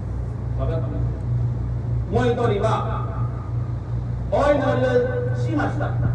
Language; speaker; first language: Japanese; non-native, learner; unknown